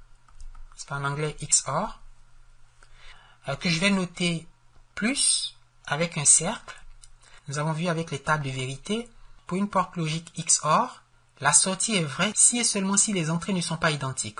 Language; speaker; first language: French; native; French